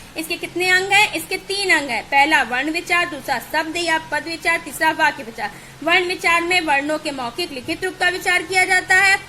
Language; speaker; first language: Hindi; native; Hindi